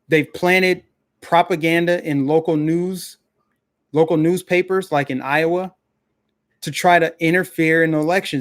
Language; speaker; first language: English; native; English